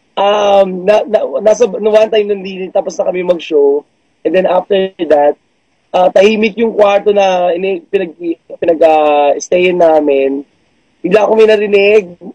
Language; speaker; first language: Filipino; native; Filipino